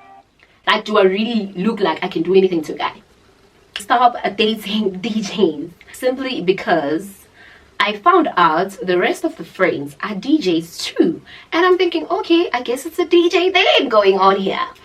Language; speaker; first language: English; non-native, local second language; Zulu